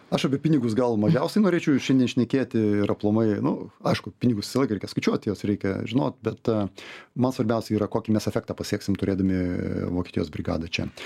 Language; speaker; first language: Lithuanian; native; Lithuanian